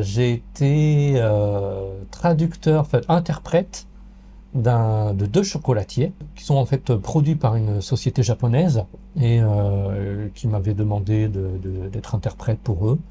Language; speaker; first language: French; native; French